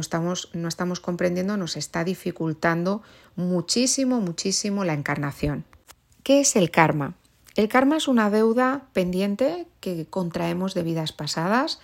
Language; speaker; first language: Spanish; native; Spanish